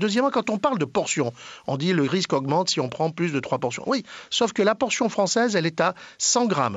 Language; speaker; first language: French; native; French